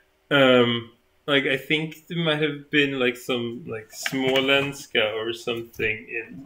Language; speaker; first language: English; non-native, fluent; Swedish